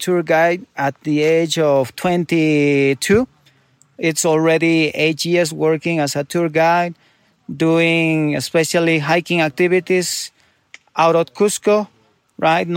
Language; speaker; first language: English; non-native, fluent; Spanish